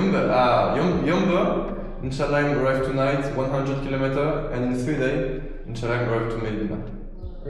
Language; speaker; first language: English; non-native, learner; French